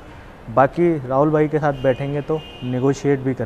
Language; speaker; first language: Hindi; native; Hindi